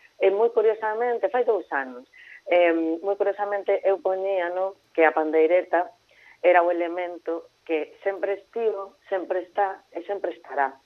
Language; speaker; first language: Galician; non-native, local second language; Spanish